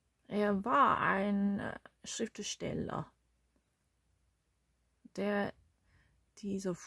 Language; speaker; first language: German; non-native, learner; Korean